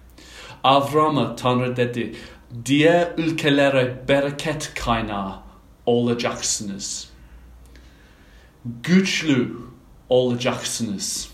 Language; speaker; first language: Turkish; non-native, fluent; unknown